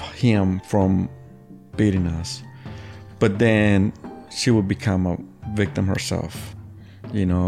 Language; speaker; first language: English; early bilingual, other home language; Spanish